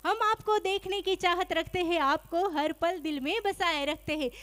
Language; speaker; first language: Hindi; non-native, local second language; Gujarati